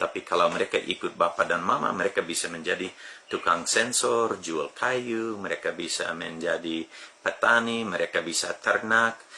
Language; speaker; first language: Indonesian; non-native, fluent; English